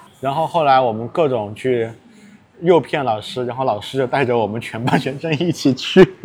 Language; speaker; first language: Chinese; native; Chinese